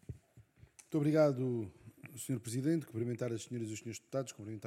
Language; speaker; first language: Portuguese; native; Portuguese